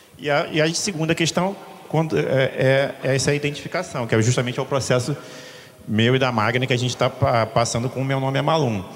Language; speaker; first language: Portuguese; native; Portuguese